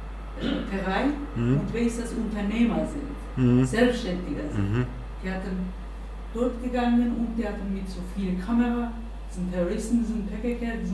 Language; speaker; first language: German; non-native, learner; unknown